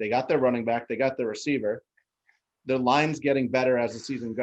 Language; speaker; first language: English; native; English